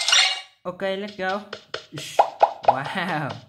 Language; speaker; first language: English; non-native, learner; Vietnamese